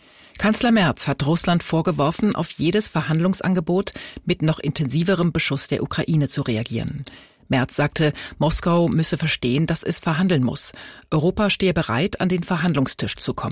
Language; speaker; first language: German; native; German